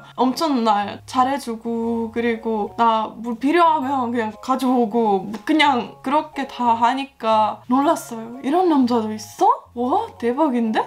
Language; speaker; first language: Korean; non-native, fluent; Estonian